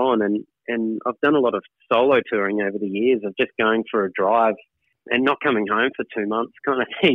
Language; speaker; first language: English; native; English